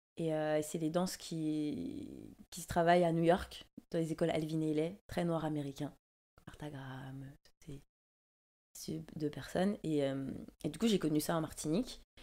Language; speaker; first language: French; native; French